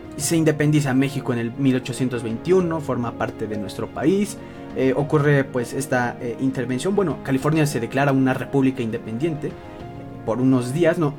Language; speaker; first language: Spanish; native; Spanish